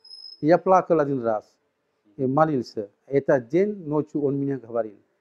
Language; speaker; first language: Russian; non-native, learner; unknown